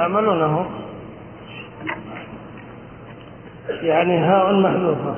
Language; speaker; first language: Arabic; native; Arabic